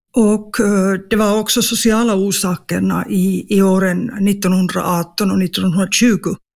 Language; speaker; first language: Swedish; non-native, local second language; Finnish